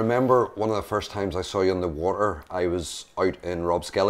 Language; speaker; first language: English; native; English